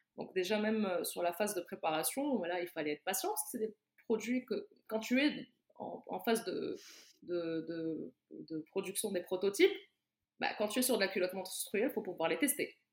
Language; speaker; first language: French; non-native, local second language; Arabic